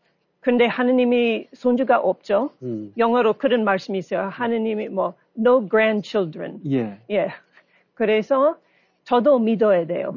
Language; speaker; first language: Korean; non-native, learner; English